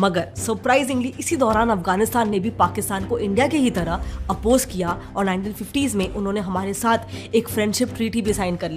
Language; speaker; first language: Hindi; native; Hindi